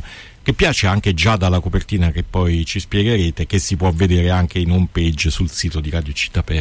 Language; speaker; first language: Italian; native; Italian